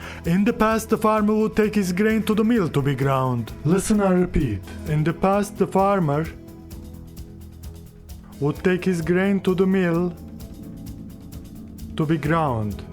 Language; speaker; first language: English; non-native, fluent; Turkish